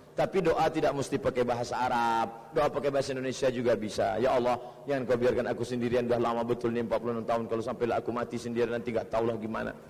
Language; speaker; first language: Indonesian; native; Indonesian